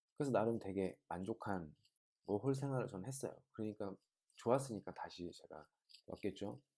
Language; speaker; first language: Korean; native; Korean